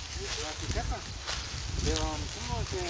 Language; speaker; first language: Spanish; non-native, learner; German